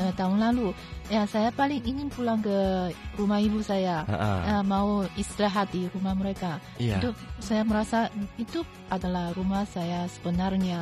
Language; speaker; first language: Indonesian; non-native, fluent; Chinese